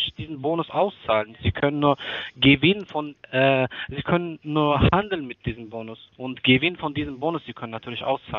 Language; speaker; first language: German; non-native, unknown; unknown